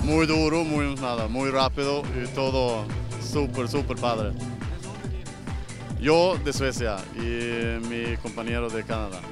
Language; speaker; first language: Spanish; non-native, learner; Swedish